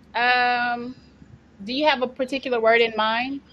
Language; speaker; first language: English; native; English